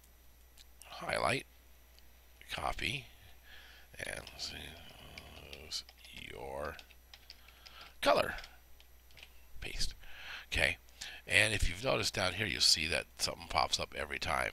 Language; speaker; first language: English; native; English